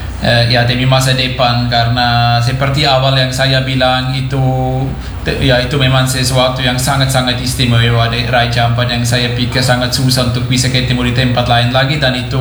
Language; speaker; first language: Indonesian; non-native, fluent; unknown